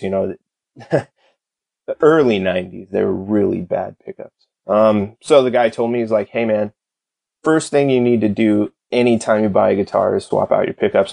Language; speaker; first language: English; native; English